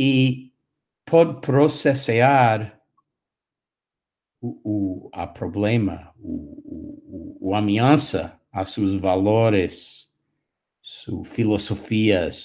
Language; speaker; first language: Portuguese; non-native, fluent; English